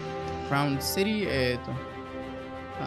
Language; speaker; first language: Spanish; native; Spanish